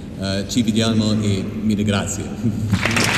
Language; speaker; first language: Italian; non-native, learner; English